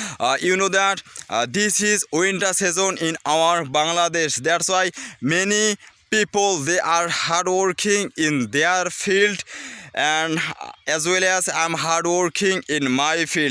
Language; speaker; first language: English; non-native, learner; Bangla